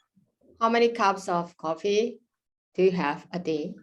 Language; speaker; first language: English; non-native, fluent; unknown